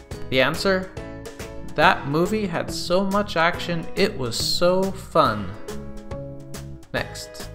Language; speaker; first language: English; native; English